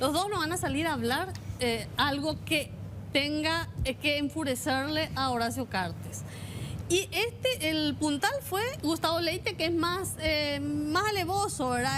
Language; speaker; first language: Spanish; native; Spanish